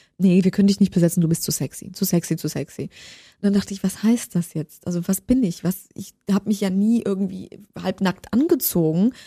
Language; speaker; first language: German; early bilingual, other home language; Polish